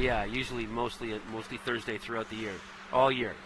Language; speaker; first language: English; native; English